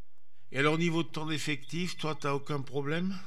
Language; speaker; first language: French; native; French